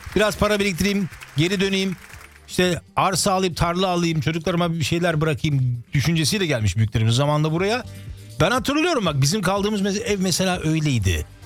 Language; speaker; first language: Turkish; early bilingual, heritage; Turkish